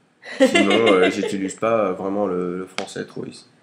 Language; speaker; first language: French; early bilingual, heritage; English